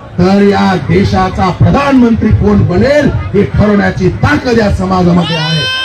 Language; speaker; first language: Marathi; non-native, local second language; Lambadi